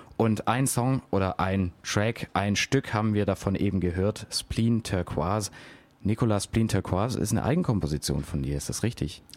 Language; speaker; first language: German; native; German